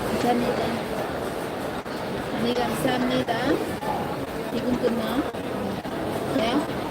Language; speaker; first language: Korean; non-native, learner; Vietnamese